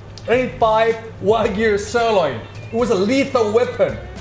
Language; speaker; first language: English; non-native, fluent; Japanese